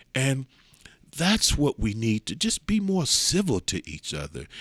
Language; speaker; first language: English; native; English